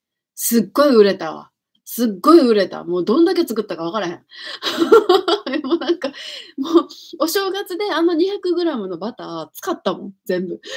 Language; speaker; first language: Japanese; native; Japanese